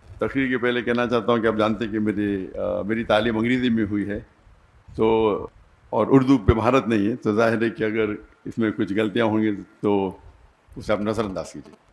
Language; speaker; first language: Urdu; non-native, local second language; Konkani